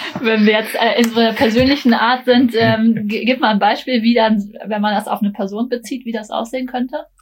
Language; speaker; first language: German; native; German